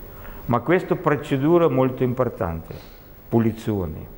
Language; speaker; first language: Italian; non-native, learner; Russian